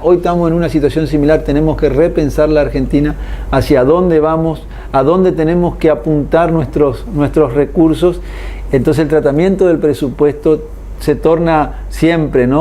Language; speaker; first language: Spanish; native; Spanish